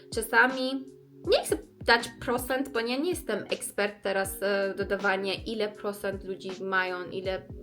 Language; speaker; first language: Polish; non-native, learner; Persian